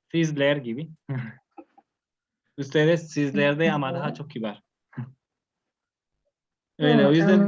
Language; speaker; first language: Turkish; non-native, fluent; Spanish